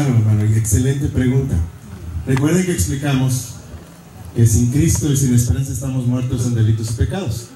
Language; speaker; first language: Spanish; native; Spanish